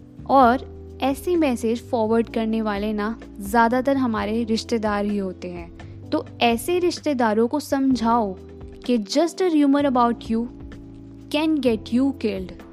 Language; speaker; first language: Hindi; native; Hindi